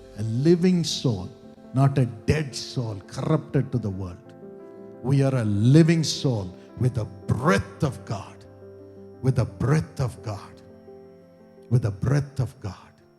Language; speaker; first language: English; non-native, local second language; Tamil